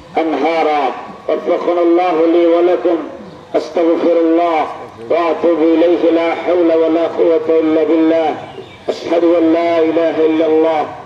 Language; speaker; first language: Arabic; non-native, fluent; Bangla